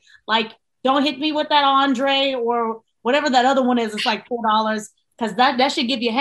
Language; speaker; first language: English; native; English